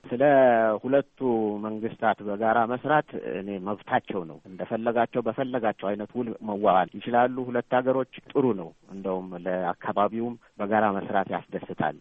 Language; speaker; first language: Amharic; non-native, local second language; Tigrinya